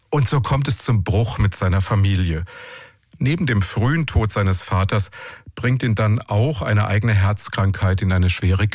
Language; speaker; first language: German; native; German